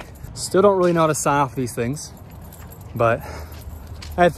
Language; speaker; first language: English; native; English